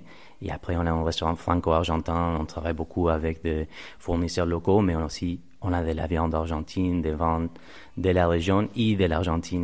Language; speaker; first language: French; non-native, fluent; Spanish